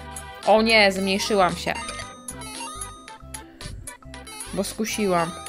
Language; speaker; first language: Polish; native; Polish